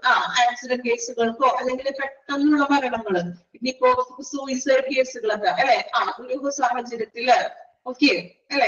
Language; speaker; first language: Malayalam; native; Malayalam